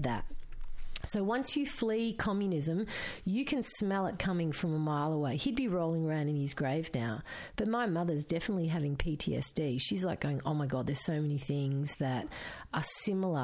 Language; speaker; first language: English; non-native, local second language; Croatian